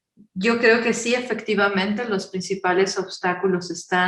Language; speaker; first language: Spanish; native; Spanish